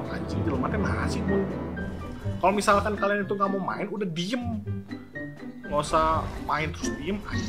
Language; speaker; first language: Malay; non-native, local second language; Sundanese